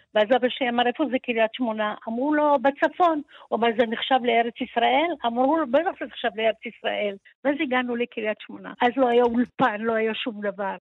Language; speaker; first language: Hebrew; early bilingual, other home language; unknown